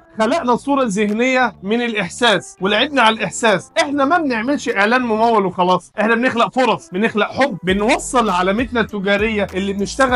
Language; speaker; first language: Arabic; native; Arabic